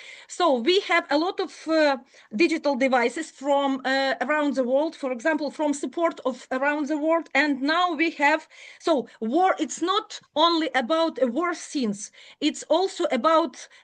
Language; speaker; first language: English; non-native, learner; Ukrainian